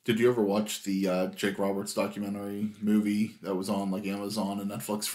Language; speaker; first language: English; native; English